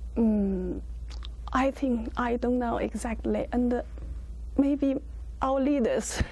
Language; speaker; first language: English; non-native, learner; Chinese